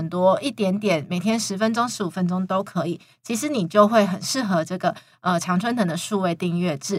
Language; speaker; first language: Chinese; native; Chinese